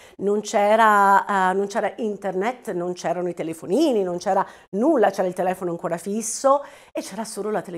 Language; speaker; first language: Italian; native; Italian